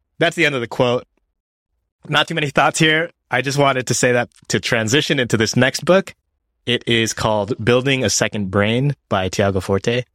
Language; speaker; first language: English; early bilingual, other home language; Japanese